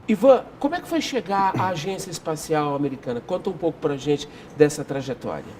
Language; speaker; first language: Portuguese; native; Portuguese